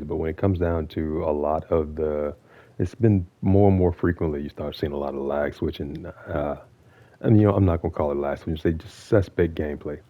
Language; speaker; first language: English; native; English